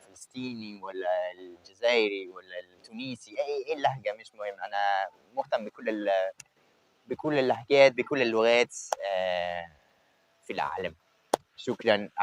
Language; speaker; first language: Arabic; non-native, fluent; French